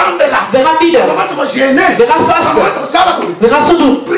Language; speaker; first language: Dutch; non-native, learner; Lingala